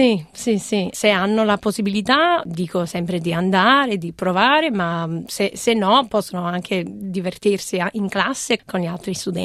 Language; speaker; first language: Italian; non-native, fluent; English